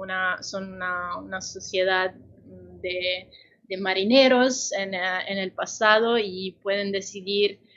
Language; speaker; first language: Spanish; non-native, fluent; Italian